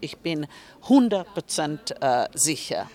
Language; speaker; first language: German; non-native, fluent; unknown